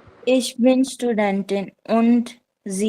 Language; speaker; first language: German; non-native, learner; Hindi